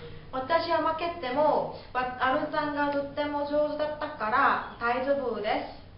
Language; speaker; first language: Japanese; non-native, learner; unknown